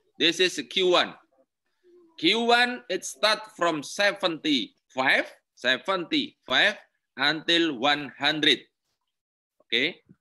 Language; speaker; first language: English; non-native, learner; Indonesian